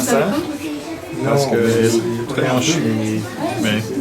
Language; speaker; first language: French; non-native, learner; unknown